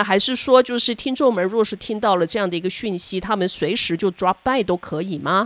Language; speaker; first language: Chinese; native; Chinese